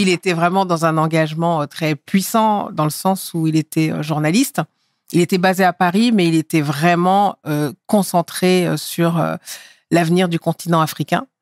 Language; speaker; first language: French; early bilingual, other home language; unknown